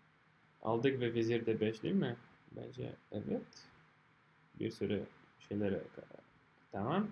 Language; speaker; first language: Turkish; non-native, fluent; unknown